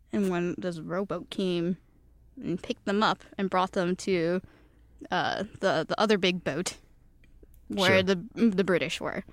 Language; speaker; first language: English; early bilingual, other home language; Cantonese